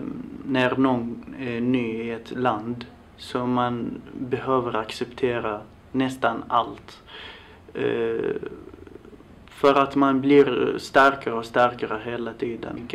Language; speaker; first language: Swedish; non-native, fluent; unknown